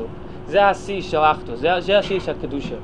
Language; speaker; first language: Hebrew; non-native, fluent; English